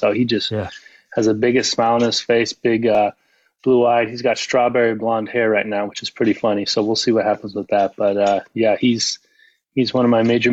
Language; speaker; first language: English; native; English